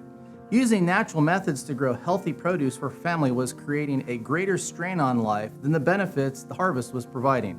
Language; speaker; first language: English; native; English